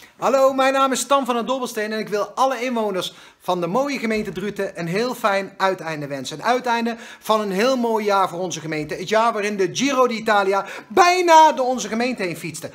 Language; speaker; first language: Dutch; native; Dutch